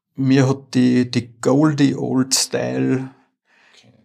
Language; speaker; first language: German; native; German